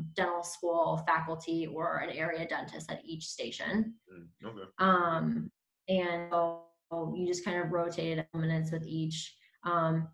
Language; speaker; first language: English; native; English